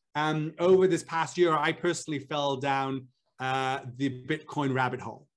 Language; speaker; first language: English; native; English